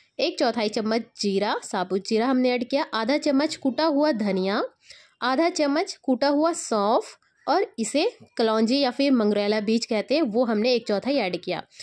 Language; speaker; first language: Hindi; native; Hindi